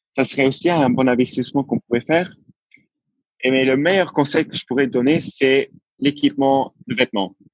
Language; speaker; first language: French; non-native, local second language; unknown